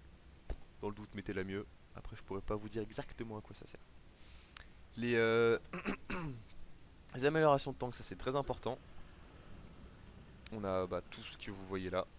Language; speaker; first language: French; native; French